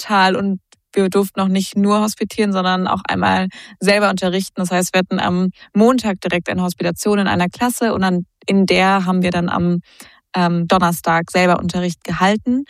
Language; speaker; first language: German; native; German